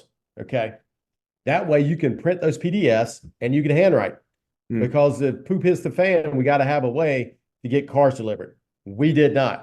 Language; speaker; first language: English; native; English